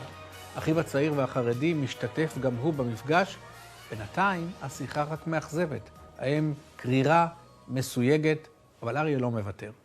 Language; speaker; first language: Hebrew; native; Hebrew